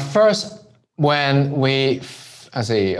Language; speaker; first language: English; non-native, local second language; Cantonese